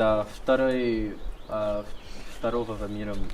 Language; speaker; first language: Russian; non-native, learner; English